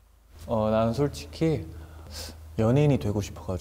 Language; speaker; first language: Korean; early bilingual, heritage; English